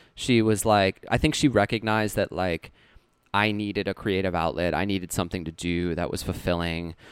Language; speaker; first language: English; native; English